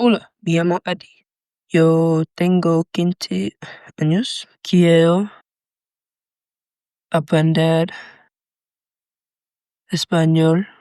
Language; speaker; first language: Spanish; non-native, learner; Dutch